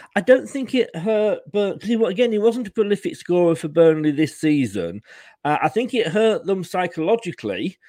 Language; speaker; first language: English; native; English